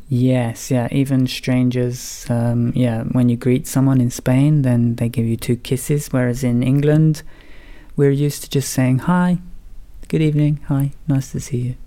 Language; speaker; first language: English; native; English